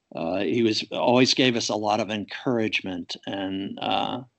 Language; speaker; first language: English; native; English